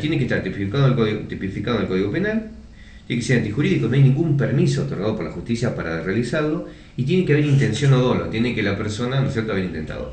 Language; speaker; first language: Spanish; native; Spanish